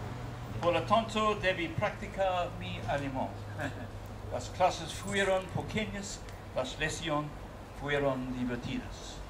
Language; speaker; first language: Spanish; non-native, learner; English